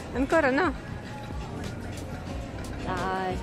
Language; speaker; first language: Italian; non-native, learner; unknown